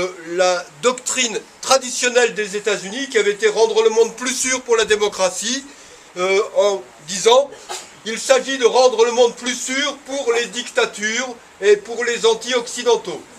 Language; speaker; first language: French; native; French